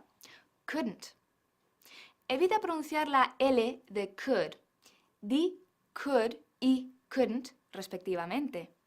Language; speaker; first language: Spanish; non-native, fluent; English